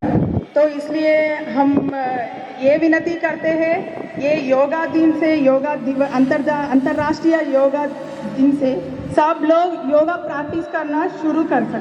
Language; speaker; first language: Hindi; non-native, local second language; Telugu